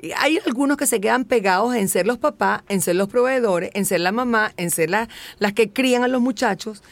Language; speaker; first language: Spanish; native; Spanish